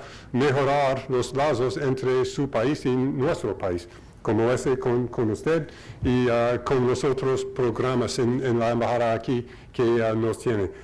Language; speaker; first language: Spanish; non-native, learner; English